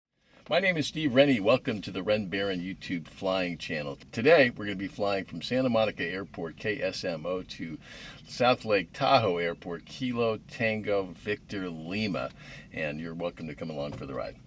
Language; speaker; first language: English; native; English